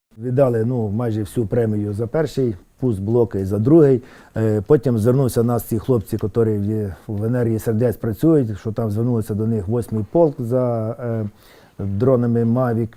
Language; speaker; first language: Ukrainian; native; Ukrainian